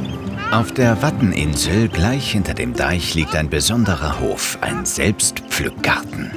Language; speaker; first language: German; native; German